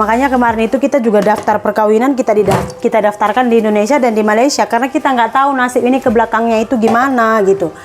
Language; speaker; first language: Indonesian; native; Indonesian